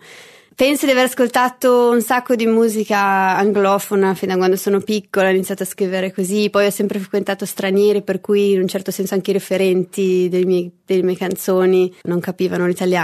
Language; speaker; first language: Italian; native; Italian